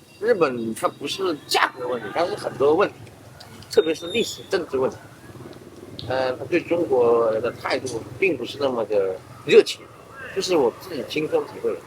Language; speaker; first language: Chinese; native; Chinese